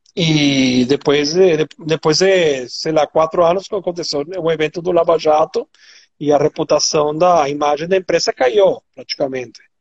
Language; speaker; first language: Portuguese; non-native, fluent; Spanish